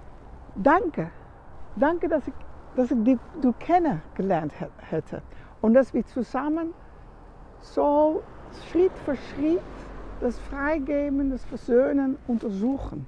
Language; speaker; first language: German; non-native, learner; Dutch